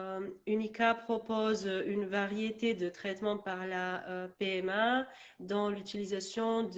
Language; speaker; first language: French; non-native, learner; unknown